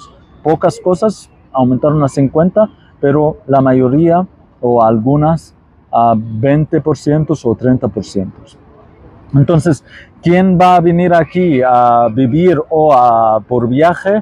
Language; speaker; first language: Spanish; non-native, fluent; Arabic